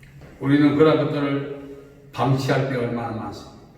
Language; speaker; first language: Korean; native; Korean